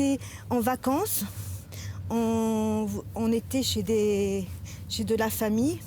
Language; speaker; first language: French; non-native, local second language; Arabic